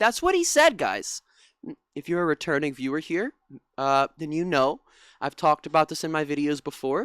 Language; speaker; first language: English; native; English